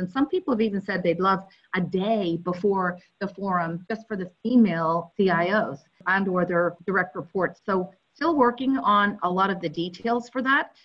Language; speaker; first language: English; native; English